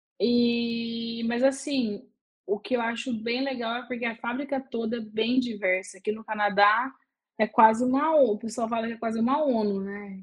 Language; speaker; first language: Portuguese; native; Portuguese